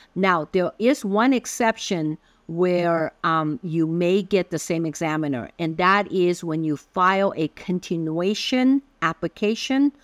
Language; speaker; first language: English; early bilingual, other home language; Min Nan Chinese